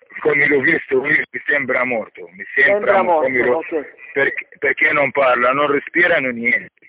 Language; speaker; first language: Italian; non-native, learner; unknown